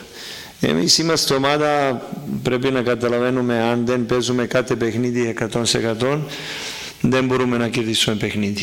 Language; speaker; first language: Greek; non-native, fluent; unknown